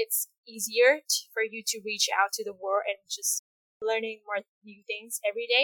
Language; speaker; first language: English; non-native, fluent; Vietnamese